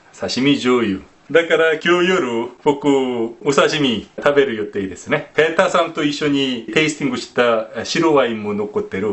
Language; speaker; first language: Japanese; non-native, fluent; Korean